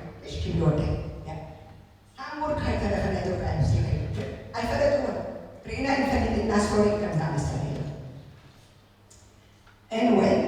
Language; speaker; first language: German; non-native, learner; Tigrinya